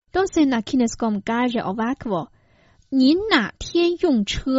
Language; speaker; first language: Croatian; non-native, fluent; Chinese